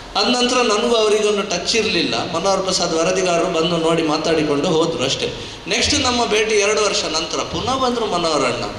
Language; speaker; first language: Kannada; non-native, local second language; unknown